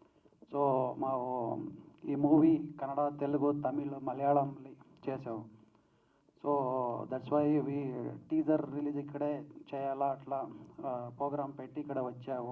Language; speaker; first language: Telugu; non-native, learner; Kannada